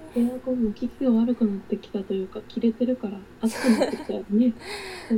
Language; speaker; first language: Japanese; native; Japanese